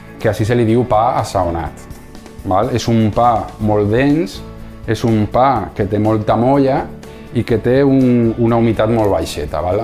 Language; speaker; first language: Catalan; non-native, local second language; Spanish